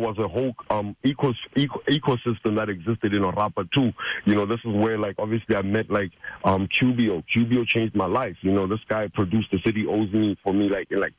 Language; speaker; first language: English; non-native, local second language; Tswana